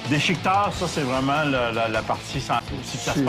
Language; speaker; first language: French; native; French